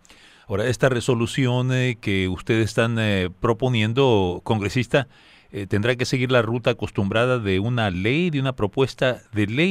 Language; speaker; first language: Spanish; native; Spanish